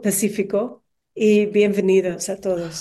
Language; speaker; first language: Spanish; non-native, learner; English